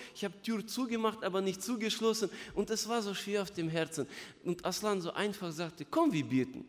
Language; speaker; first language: German; non-native, fluent; Russian